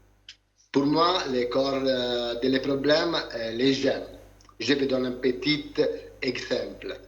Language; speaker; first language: French; non-native, learner; Italian